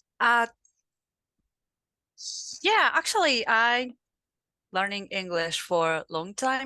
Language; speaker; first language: English; non-native, learner; Japanese